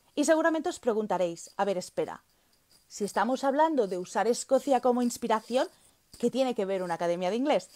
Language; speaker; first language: Spanish; native; Spanish